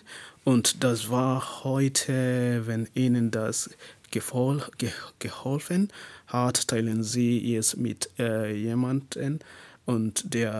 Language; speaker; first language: German; non-native, learner; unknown